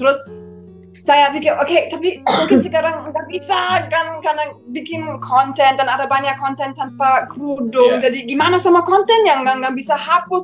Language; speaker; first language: Indonesian; non-native, fluent; German